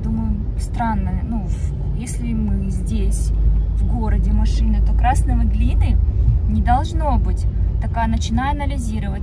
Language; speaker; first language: Russian; native; Russian